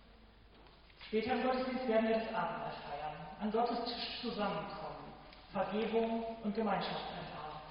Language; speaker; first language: German; native; German